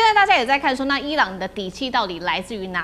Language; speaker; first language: Chinese; native; Chinese